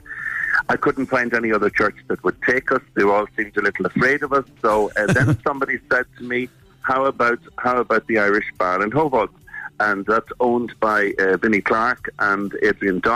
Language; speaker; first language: English; native; English